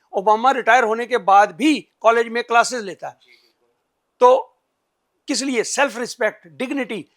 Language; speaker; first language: Hindi; non-native, local second language; Punjabi